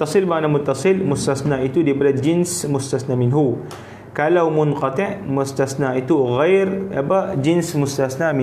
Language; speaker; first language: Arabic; non-native, fluent; Malay